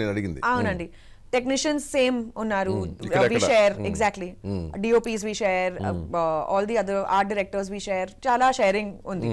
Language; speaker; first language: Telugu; non-native, fluent; Hindi